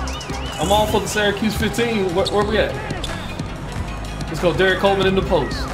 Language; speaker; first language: English; native; English